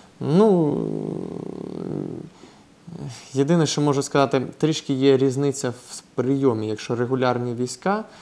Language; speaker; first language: Ukrainian; non-native, local second language; Russian